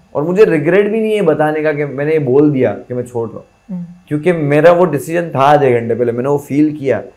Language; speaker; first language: Hindi; non-native, local second language; Gujarati